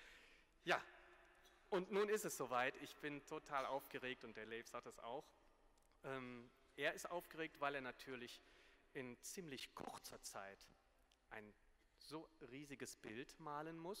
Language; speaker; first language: German; native; German